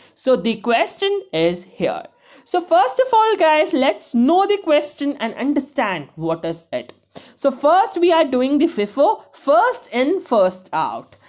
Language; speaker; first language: English; non-native, local second language; Kannada